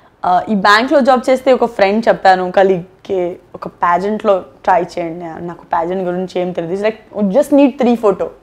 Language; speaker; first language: Telugu; non-native, learner; Gujarati